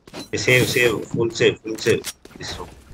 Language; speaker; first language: English; non-native, local second language; Kannada